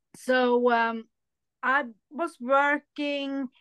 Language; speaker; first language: English; early bilingual, other home language; Hindi